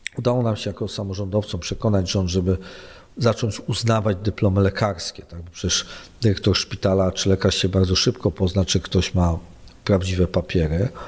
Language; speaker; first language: Polish; native; Polish